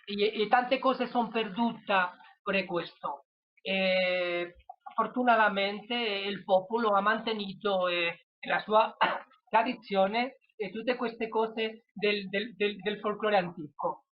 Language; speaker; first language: Italian; non-native, learner; Spanish